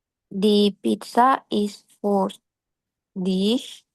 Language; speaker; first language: German; non-native, learner; Indonesian